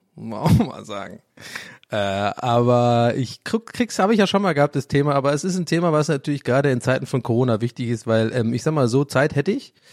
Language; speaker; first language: German; early bilingual, other home language; English